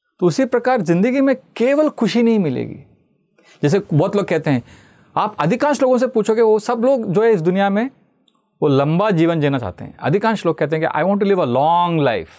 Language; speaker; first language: Hindi; non-native, local second language; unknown